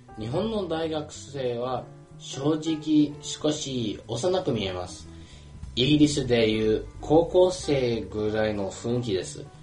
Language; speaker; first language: Japanese; non-native, fluent; English